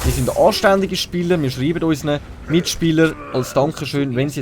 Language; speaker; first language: German; native; German